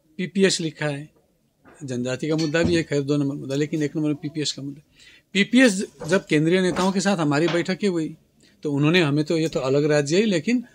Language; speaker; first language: Hindi; non-native, local second language; Nepali